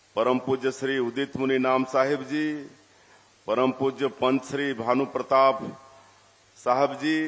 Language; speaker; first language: Hindi; native; Hindi